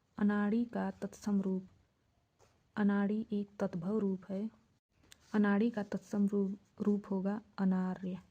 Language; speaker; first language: Hindi; native; Hindi